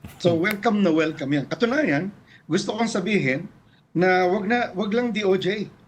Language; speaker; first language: Filipino; native; Filipino